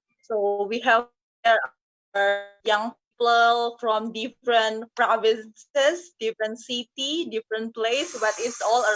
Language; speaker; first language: English; non-native, fluent; Indonesian